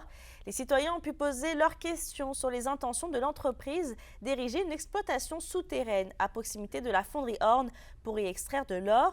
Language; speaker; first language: French; native; French